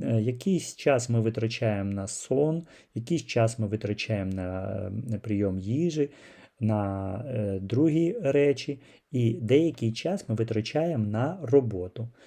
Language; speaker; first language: Ukrainian; non-native, local second language; Russian